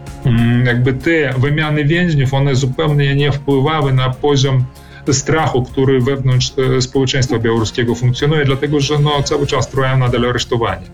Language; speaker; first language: Polish; early bilingual, heritage; Polish